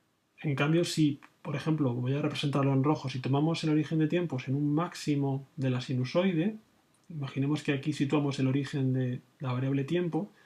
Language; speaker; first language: Spanish; native; Spanish